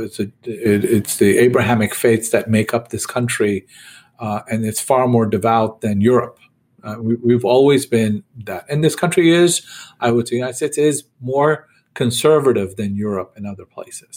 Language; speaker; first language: English; native; English